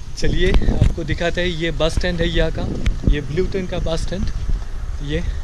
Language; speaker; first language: Hindi; non-native, local second language; Bangla